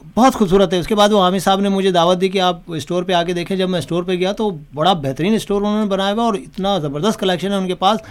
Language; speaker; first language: Urdu; native; Urdu